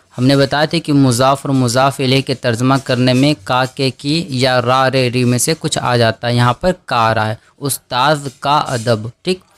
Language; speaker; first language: Urdu; native; Urdu